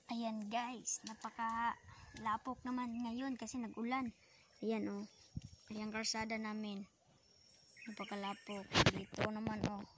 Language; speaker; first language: Filipino; non-native, local second language; Cebuano